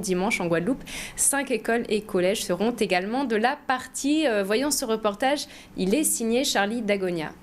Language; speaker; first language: French; native; French